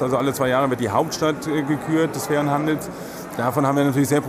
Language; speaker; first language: German; native; German